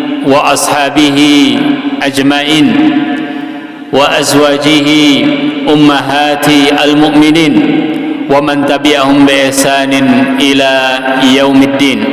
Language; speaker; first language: Arabic; non-native, fluent; Indonesian